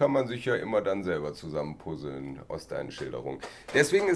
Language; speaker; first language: German; native; German